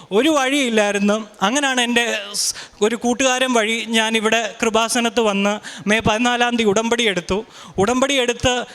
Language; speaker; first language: Malayalam; early bilingual, heritage; Malayalam